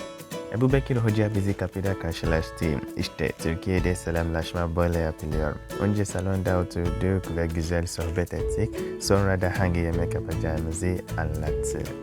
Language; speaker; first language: Turkish; non-native, fluent; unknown